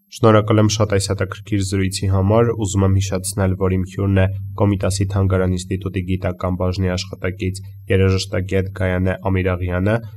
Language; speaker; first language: Armenian; native; Armenian